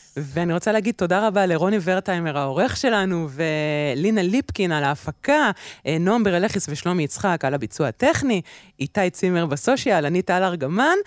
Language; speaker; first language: Hebrew; native; Hebrew